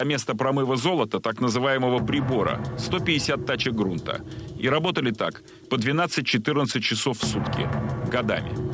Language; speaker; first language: Russian; native; Russian